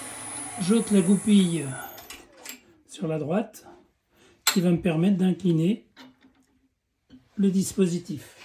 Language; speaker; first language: French; native; French